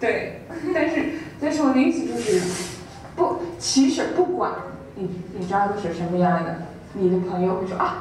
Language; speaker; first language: Chinese; non-native, learner; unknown